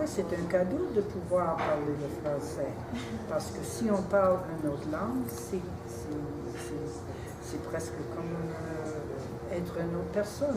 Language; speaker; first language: French; early bilingual, heritage; French